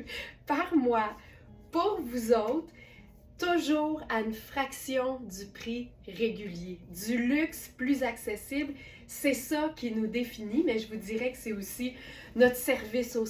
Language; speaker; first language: French; native; French